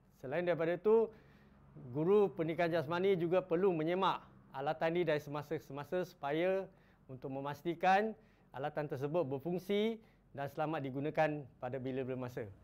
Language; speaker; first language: Malay; non-native, local second language; Chinese